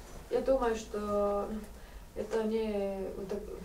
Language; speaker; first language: Russian; non-native, learner; Estonian